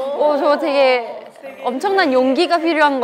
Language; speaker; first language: Korean; non-native, fluent; Thai